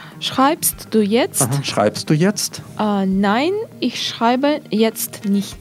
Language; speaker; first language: German; non-native, learner; Russian